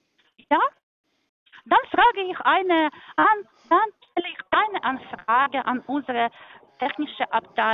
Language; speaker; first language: German; non-native, learner; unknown